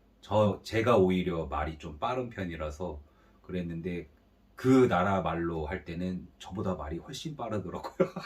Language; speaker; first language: Korean; native; Korean